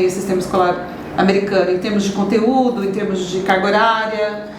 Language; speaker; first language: Portuguese; native; Portuguese